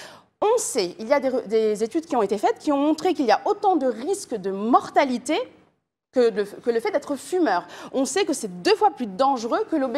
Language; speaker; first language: French; native; French